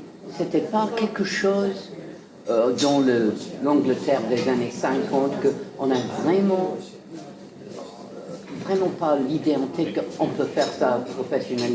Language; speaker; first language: French; non-native, fluent; English